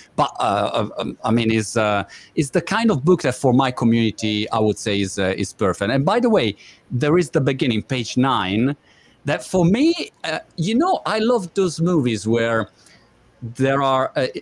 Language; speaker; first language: English; non-native, fluent; Italian